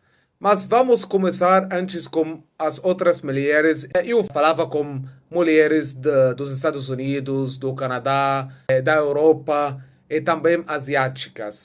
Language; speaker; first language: Portuguese; non-native, fluent; Arabic